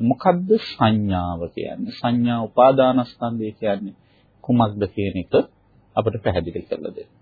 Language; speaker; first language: Sinhala; native; Sinhala